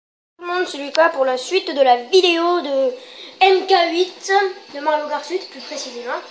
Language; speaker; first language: French; native; French